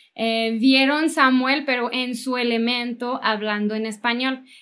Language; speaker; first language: Spanish; non-native, fluent; English